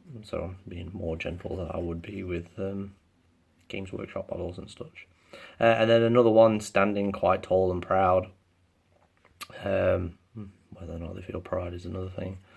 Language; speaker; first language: English; native; English